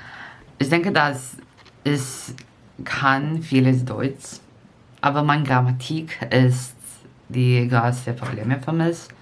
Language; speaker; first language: German; non-native, learner; English